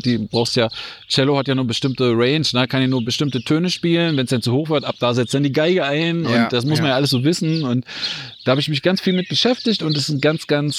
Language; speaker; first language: German; native; German